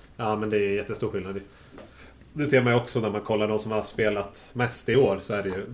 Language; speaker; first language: Swedish; native; Swedish